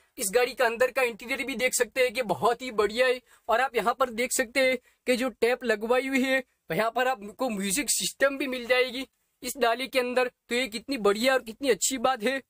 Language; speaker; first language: Hindi; non-native, local second language; Gujarati